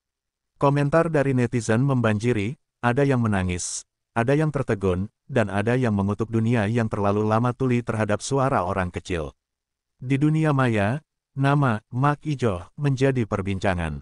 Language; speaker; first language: Indonesian; native; Indonesian